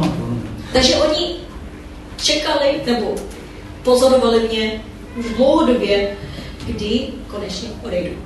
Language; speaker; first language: Czech; non-native, fluent; Korean